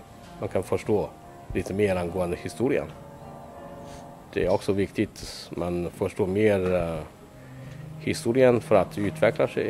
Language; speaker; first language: Swedish; non-native, fluent; Chinese